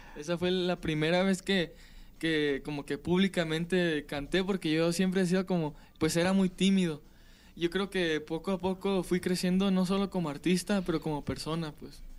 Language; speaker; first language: Spanish; early bilingual, heritage; Spanish